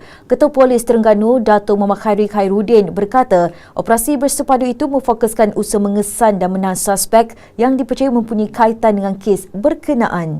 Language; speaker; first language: Malay; native; Malay